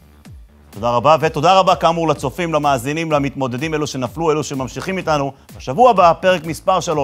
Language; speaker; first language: Hebrew; native; Hebrew